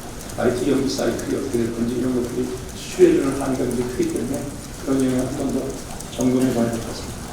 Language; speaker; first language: Korean; native; Korean